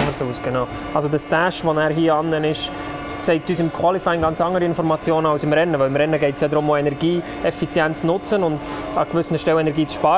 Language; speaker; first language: German; native; German